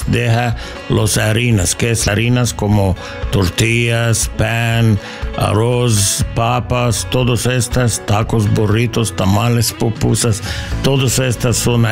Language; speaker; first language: Spanish; non-native, learner; English